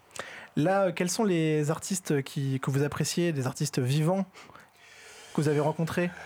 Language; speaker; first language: French; native; French